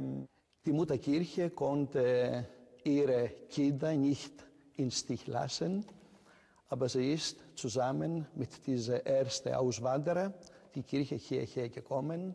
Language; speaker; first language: German; non-native, fluent; Greek